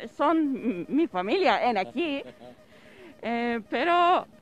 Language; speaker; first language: Spanish; non-native, learner; Turkish